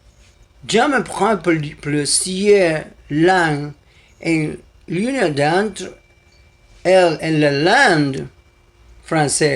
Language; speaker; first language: French; non-native, learner; Spanish